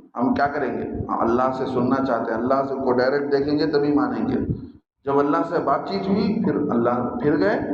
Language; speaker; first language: Urdu; native; Urdu